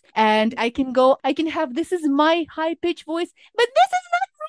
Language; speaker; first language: English; non-native, fluent; Ukrainian